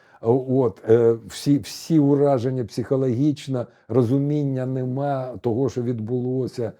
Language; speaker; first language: Ukrainian; native; Ukrainian